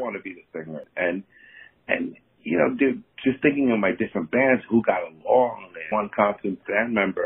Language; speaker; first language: English; native; English